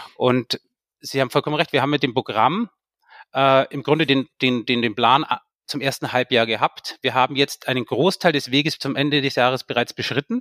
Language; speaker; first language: German; native; German